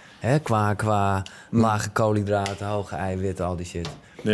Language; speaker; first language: Dutch; native; Dutch